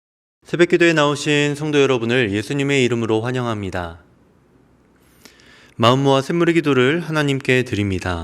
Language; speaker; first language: Korean; native; Korean